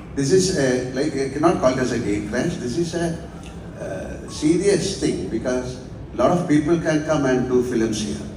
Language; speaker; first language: English; non-native, local second language; Malayalam